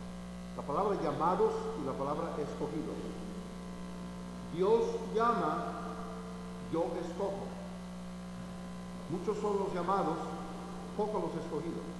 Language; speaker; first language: Spanish; non-native, fluent; English